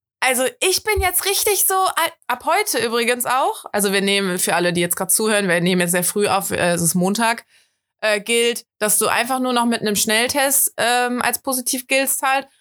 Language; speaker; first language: German; native; German